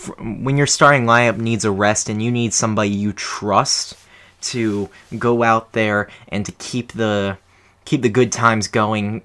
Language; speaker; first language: English; native; English